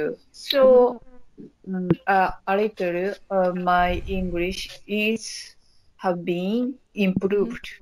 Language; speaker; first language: English; non-native, learner; Japanese